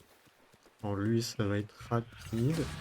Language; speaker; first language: French; native; French